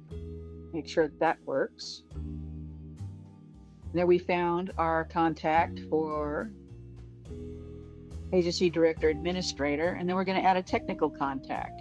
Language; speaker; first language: English; native; English